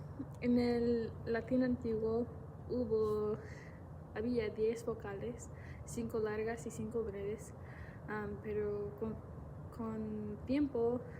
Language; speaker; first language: Spanish; non-native, fluent; English